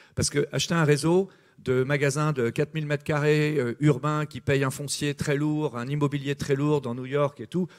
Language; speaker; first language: French; native; French